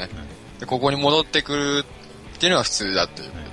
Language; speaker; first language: Japanese; native; Japanese